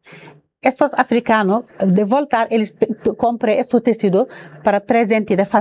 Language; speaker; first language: Portuguese; non-native, learner; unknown